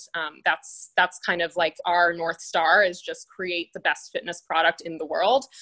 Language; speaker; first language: English; native; English